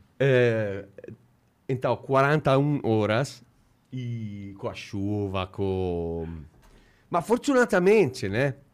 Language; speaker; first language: Portuguese; non-native, fluent; Italian